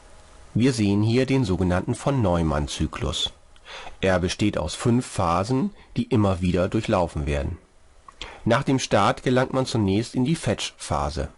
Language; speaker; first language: German; native; German